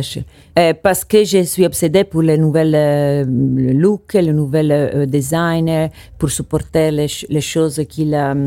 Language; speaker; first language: French; non-native, learner; Italian